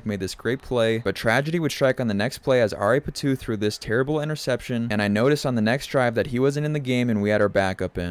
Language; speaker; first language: English; native; English